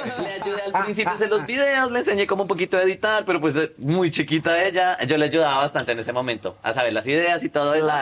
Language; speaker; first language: Spanish; native; Spanish